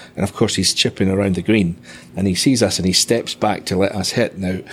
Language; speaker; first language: English; native; English